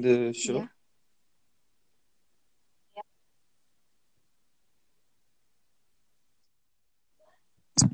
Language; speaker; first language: English; non-native, local second language; Hindi